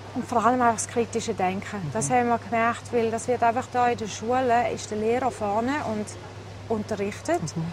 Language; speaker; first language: German; native; German